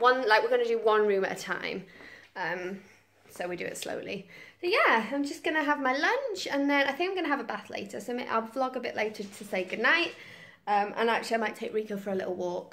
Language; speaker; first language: English; native; English